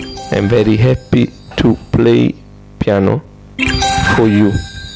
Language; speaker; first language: English; non-native, learner; Italian